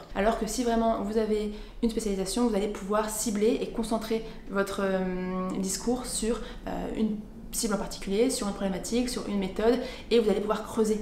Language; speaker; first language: French; native; French